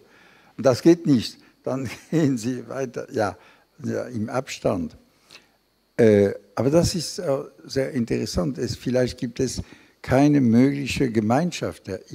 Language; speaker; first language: German; non-native, fluent; French